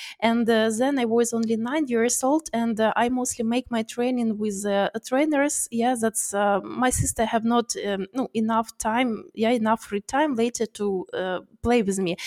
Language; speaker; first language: English; non-native, learner; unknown